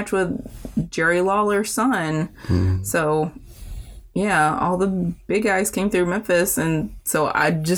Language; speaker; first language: English; native; English